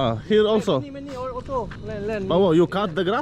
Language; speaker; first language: English; non-native, learner; Polish